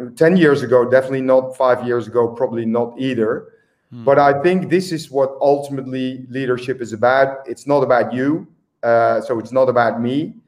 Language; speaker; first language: English; non-native, fluent; Dutch